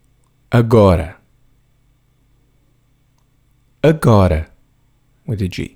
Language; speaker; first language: Portuguese; non-native, learner; English